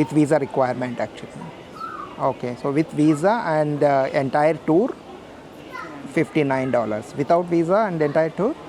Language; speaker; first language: English; non-native, local second language; Telugu